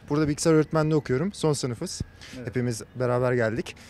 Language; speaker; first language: Turkish; native; Turkish